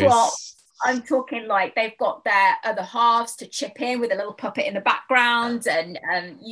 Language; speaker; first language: English; native; English